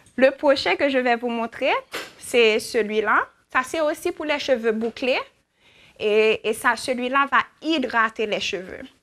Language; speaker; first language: French; native; French